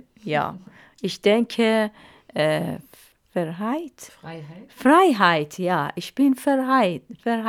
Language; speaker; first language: German; non-native, learner; Arabic